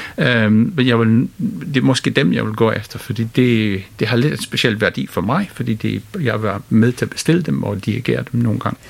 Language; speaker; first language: Danish; non-native, fluent; English